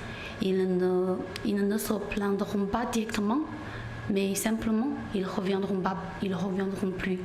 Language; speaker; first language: French; non-native, learner; Chinese